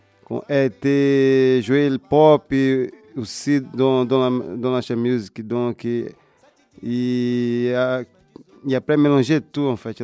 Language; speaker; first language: French; non-native, learner; Portuguese